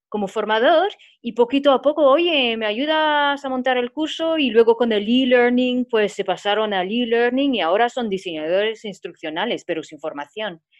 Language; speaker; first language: Spanish; non-native, fluent; French